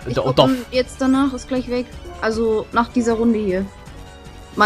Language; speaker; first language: German; native; German